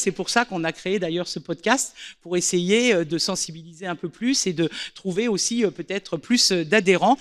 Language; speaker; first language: French; native; French